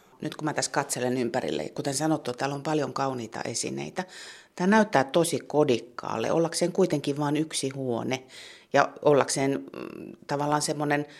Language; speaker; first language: Finnish; native; Finnish